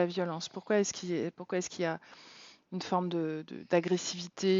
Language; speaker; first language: French; native; French